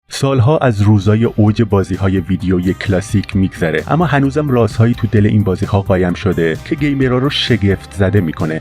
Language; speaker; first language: Persian; native; Persian